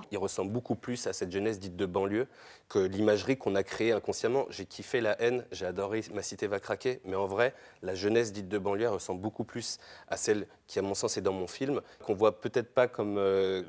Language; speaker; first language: French; native; French